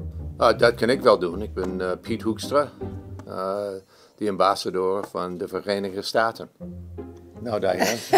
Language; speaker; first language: Dutch; early bilingual, heritage; Dutch